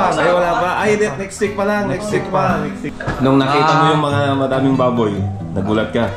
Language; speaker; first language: Filipino; non-native, local second language; Iloko